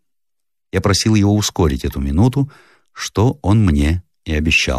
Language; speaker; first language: Russian; native; Russian